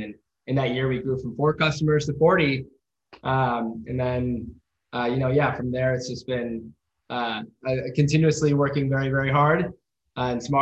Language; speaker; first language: English; native; English